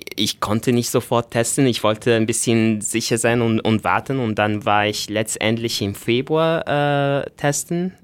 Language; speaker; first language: German; non-native, fluent; Arabic